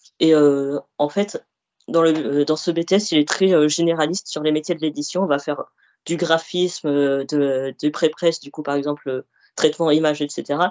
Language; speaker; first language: French; early bilingual, other home language; Arabic